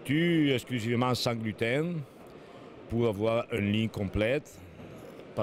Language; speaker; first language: French; non-native, fluent; Italian